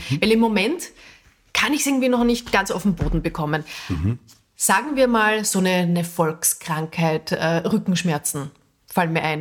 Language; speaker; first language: German; native; German